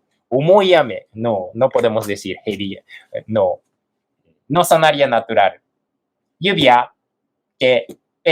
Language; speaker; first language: Spanish; non-native, fluent; Japanese